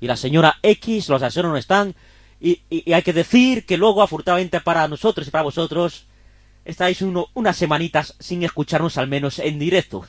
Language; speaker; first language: Spanish; native; Spanish